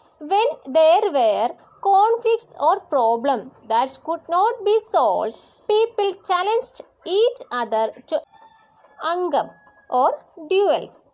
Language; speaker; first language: English; non-native, local second language; Malayalam